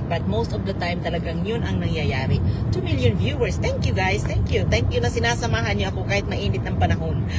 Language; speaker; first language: Filipino; non-native, local second language; Cebuano